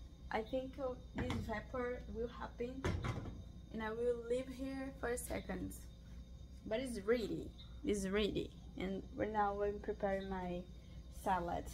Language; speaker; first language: English; non-native, learner; Portuguese